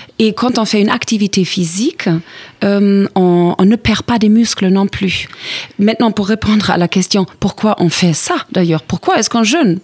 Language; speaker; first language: French; non-native, fluent; German